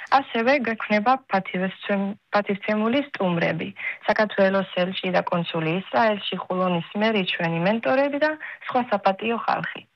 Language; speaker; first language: Georgian; early bilingual, heritage; Hebrew